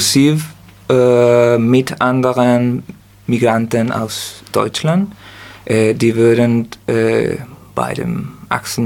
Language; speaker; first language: German; non-native, learner; Spanish